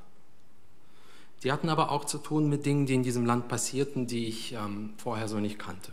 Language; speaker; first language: German; early bilingual, other home language; Russian